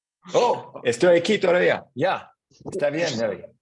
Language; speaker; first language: Spanish; non-native, fluent; English